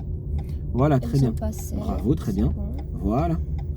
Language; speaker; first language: French; native; French